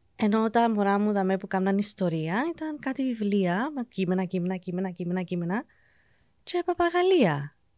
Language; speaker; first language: Greek; early bilingual, heritage; English